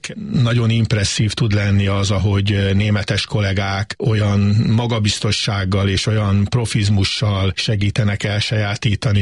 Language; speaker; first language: Hungarian; native; Hungarian